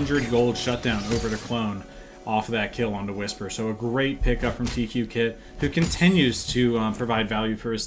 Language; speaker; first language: English; native; English